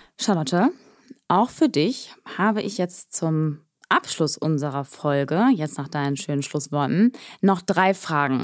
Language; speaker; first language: German; native; German